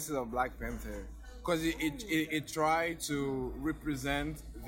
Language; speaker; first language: English; non-native, fluent; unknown